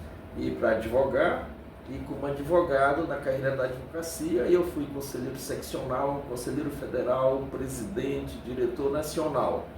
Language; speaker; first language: Portuguese; native; Portuguese